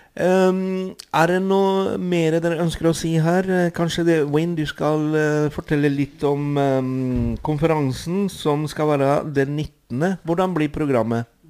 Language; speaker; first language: Norwegian; non-native, fluent; Spanish